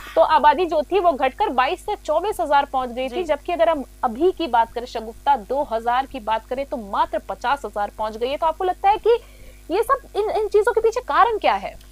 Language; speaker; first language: Hindi; native; Hindi